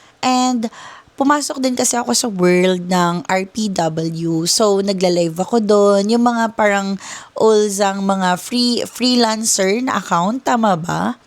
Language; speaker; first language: Filipino; native; Filipino